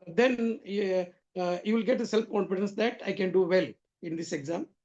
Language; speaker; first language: English; non-native, local second language; Kannada